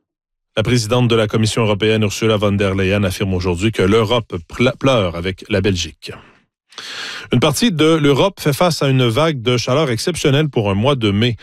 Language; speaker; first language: French; native; French